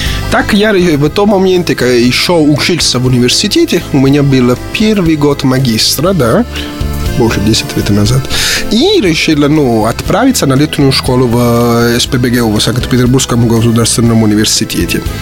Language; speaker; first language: Russian; non-native, fluent; Italian